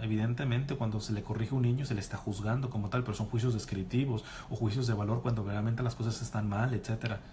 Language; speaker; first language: Spanish; native; Spanish